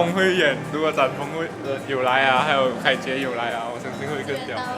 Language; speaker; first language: Chinese; native; Chinese